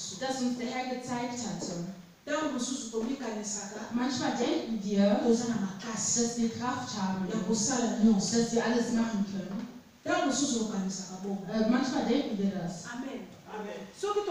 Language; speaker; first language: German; non-native, fluent; Lingala